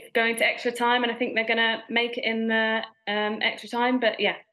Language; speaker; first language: English; native; English